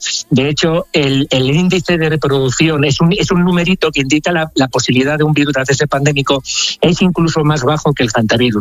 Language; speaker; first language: Spanish; native; Spanish